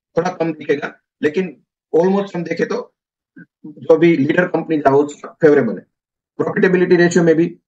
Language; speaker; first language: Hindi; non-native, local second language; Gujarati